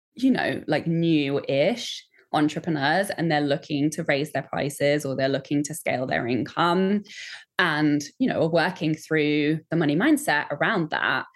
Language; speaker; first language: English; native; English